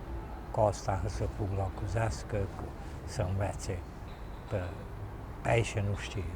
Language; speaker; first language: Romanian; early bilingual, heritage; Romanian